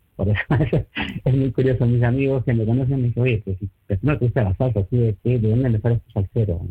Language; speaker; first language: Spanish; native; Spanish